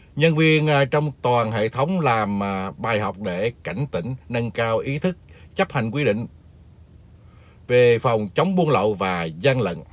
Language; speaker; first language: Vietnamese; native; Vietnamese